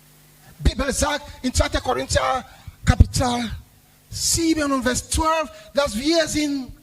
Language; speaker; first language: German; non-native, learner; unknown